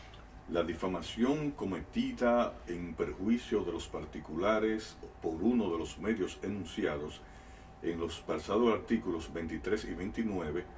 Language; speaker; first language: Spanish; native; Spanish